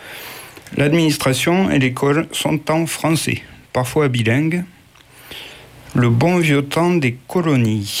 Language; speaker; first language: French; native; French